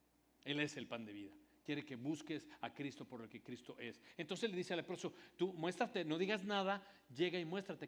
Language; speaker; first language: Spanish; native; Spanish